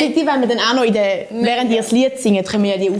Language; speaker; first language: German; native; German